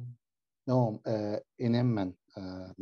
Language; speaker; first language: Finnish; non-native, learner; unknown